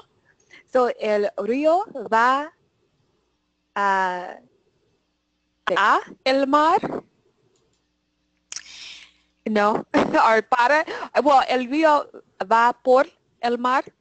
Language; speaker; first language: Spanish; non-native, learner; English